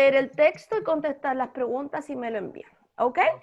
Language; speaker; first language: Spanish; native; Spanish